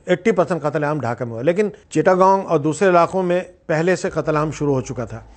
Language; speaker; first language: Urdu; native; Urdu